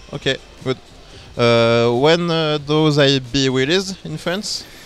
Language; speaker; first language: English; non-native, fluent; French